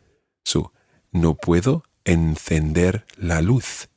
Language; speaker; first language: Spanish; non-native, fluent; English